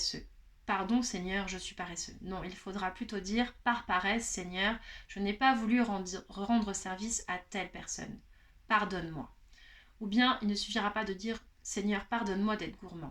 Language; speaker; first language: French; native; French